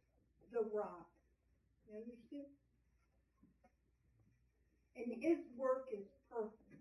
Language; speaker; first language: English; native; English